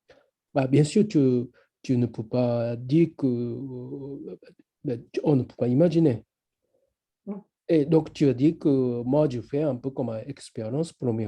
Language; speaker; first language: French; non-native, fluent; Japanese